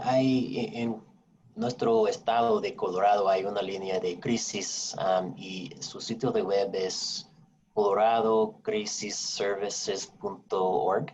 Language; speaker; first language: Spanish; non-native, fluent; English